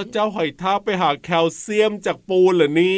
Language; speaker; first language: Thai; native; Thai